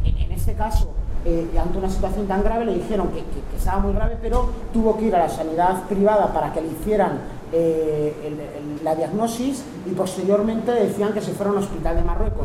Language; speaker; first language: Spanish; native; Spanish